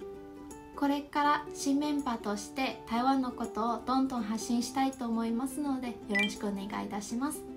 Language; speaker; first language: Japanese; non-native, fluent; Chinese